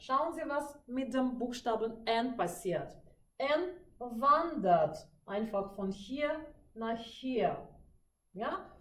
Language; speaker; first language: German; non-native, fluent; Russian